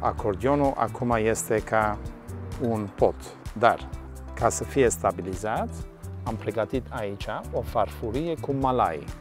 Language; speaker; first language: Romanian; non-native, learner; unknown